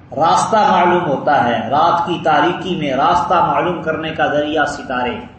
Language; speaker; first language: Urdu; non-native, local second language; Punjabi